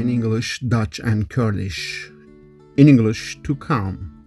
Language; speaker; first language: English; non-native, fluent; Kurdish